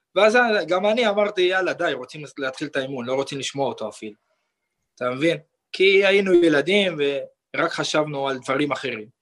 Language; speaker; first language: Hebrew; non-native, local second language; Arabic